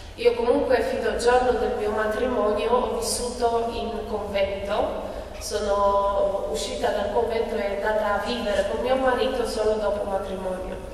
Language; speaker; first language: Italian; non-native, fluent; Polish